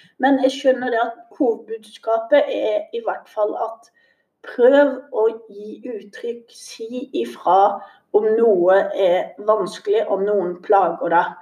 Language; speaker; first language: Norwegian; native; Norwegian